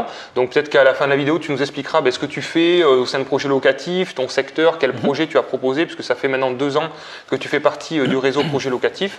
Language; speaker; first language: French; native; French